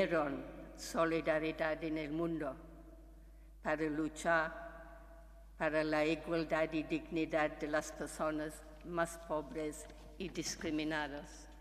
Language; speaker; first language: Spanish; non-native, fluent; English